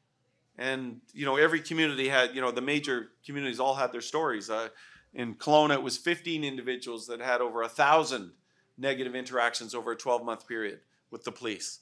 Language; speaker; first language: English; native; English